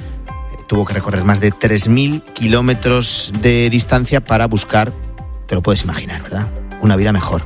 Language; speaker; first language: Spanish; native; Spanish